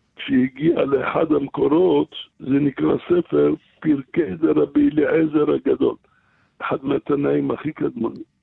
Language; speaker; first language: Hebrew; non-native, fluent; Arabic